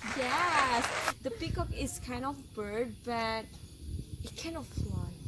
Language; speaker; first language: English; non-native, learner; Indonesian